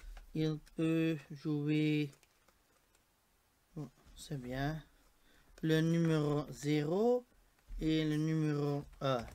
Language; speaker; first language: French; non-native, local second language; Dutch